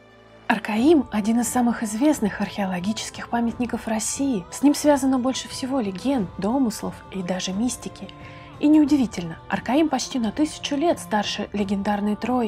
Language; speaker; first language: Russian; native; Russian